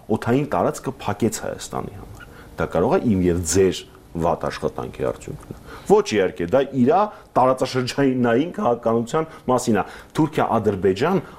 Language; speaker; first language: Armenian; native; Armenian